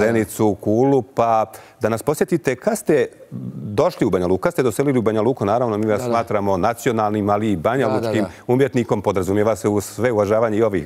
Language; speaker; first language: Bosnian; native; Bosnian